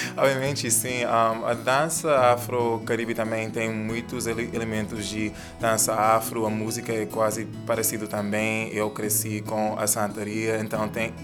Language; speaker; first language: Portuguese; non-native, fluent; English